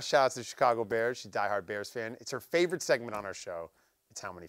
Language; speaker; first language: English; native; English